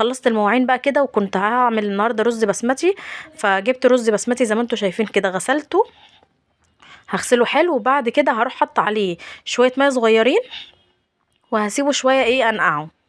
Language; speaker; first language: Arabic; native; Arabic